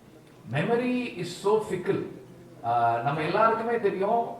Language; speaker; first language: Tamil; native; Tamil